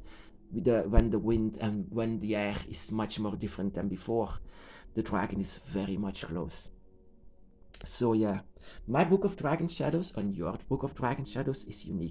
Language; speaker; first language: English; non-native, fluent; Dutch